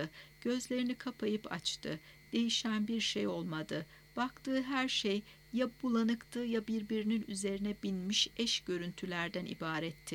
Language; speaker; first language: Turkish; native; Turkish